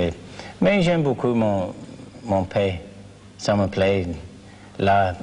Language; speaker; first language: French; non-native, learner; English